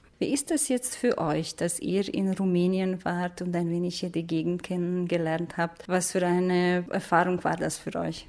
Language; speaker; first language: German; native; German